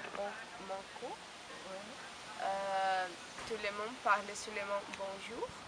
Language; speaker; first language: French; non-native, learner; Portuguese